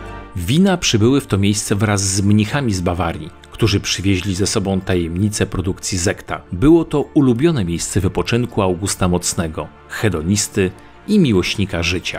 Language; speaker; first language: Polish; native; Polish